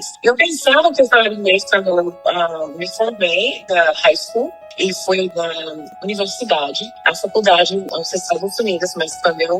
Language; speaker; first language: Portuguese; non-native, fluent; Spanish